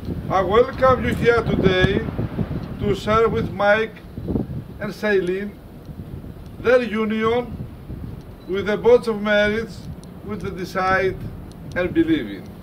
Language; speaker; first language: English; non-native, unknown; Greek